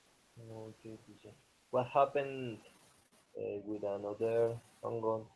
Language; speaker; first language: English; non-native, learner; Spanish